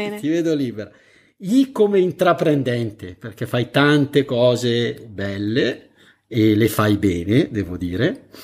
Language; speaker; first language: Italian; native; Italian